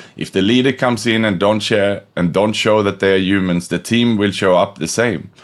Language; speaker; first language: English; non-native, fluent; Swedish